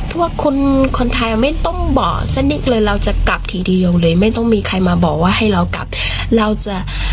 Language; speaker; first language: Thai; non-native, learner; Burmese